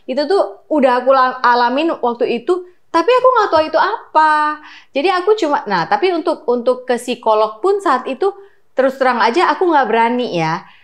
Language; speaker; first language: Indonesian; native; Indonesian